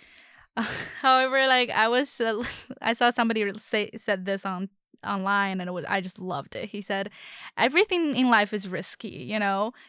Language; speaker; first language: English; non-native, fluent; Chinese